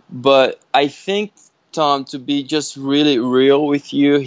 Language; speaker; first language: English; non-native, fluent; Portuguese